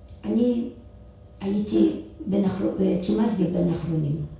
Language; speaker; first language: Hebrew; non-native, fluent; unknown